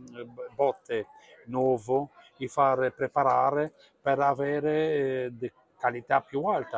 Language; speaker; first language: Italian; non-native, learner; Portuguese